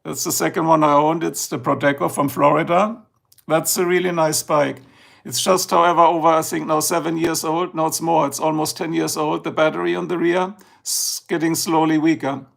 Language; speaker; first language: English; non-native, fluent; German